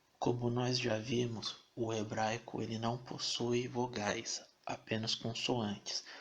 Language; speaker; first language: Portuguese; native; Portuguese